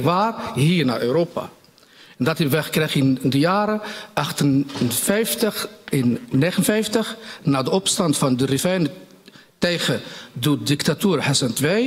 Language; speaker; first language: Dutch; non-native, fluent; Riffian